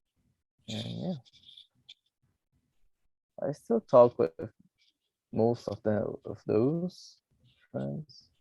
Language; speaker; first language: English; non-native, fluent; Portuguese